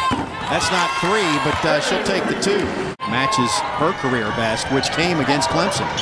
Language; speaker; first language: English; native; English